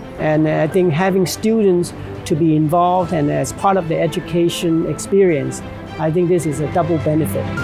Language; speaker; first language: English; non-native, local second language; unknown